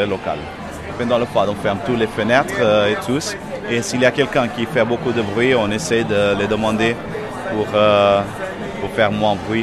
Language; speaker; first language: French; non-native, fluent; Portuguese